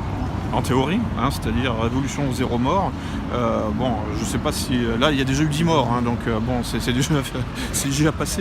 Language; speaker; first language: French; native; French